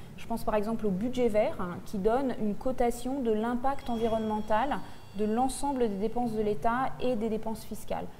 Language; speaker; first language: French; native; French